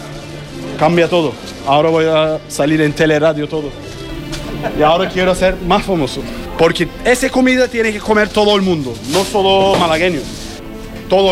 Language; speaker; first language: Spanish; non-native, learner; Turkish